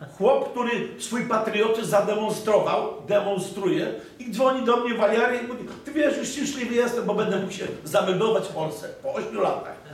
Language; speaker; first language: Polish; native; Polish